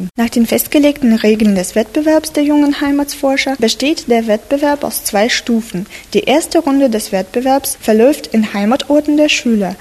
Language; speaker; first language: German; non-native, fluent; Russian